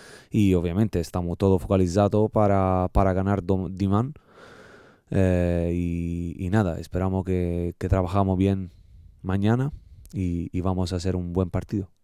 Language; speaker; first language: Spanish; non-native, learner; Italian